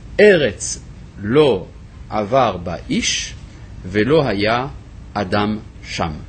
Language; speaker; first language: Hebrew; non-native, fluent; French